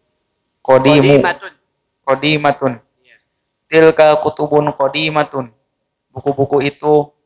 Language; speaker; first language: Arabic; non-native, learner; Indonesian